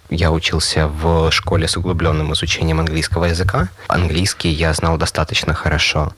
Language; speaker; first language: Russian; native; Russian